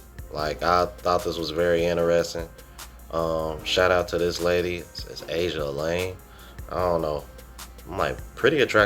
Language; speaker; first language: English; native; English